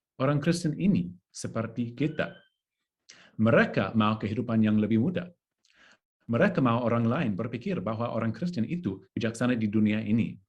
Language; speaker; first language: Indonesian; non-native, learner; English